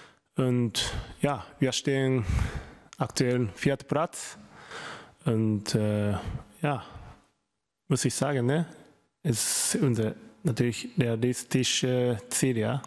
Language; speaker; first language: German; non-native, learner; Japanese